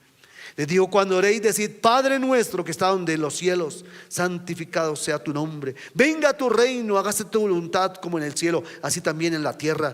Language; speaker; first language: Spanish; native; Spanish